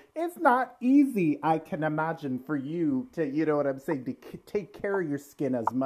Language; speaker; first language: English; native; English